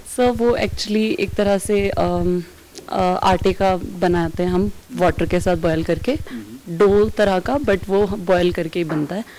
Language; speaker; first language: Hindi; native; Hindi